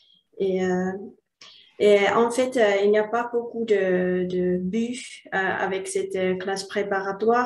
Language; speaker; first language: French; non-native, learner; Finnish